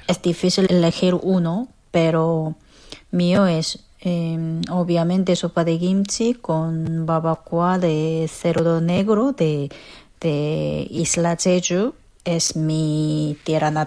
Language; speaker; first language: Spanish; non-native, fluent; Korean